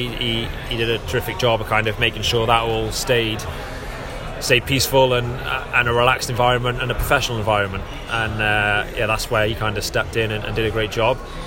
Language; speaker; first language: English; native; English